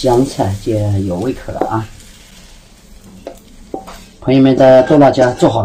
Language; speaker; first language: Chinese; native; Chinese